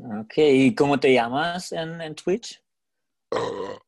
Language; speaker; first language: Spanish; non-native, learner; German